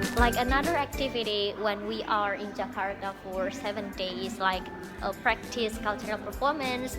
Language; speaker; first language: English; non-native, fluent; Indonesian